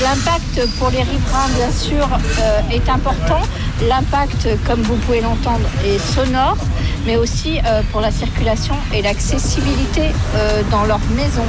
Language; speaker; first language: French; native; French